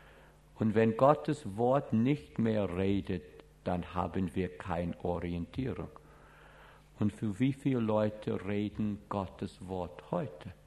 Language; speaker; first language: German; non-native, fluent; English